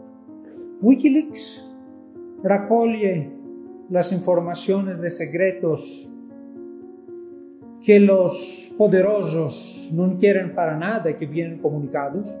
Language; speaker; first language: Spanish; non-native, fluent; Greek